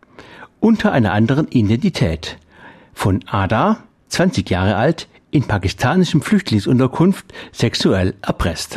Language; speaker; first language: German; native; German